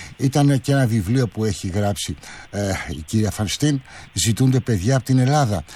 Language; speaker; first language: Greek; native; Greek